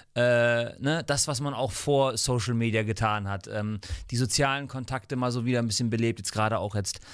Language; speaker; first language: German; non-native, fluent; English